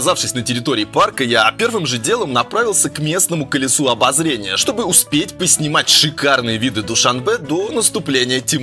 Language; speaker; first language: Russian; native; Russian